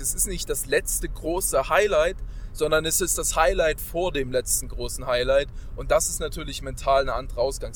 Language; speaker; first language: German; native; German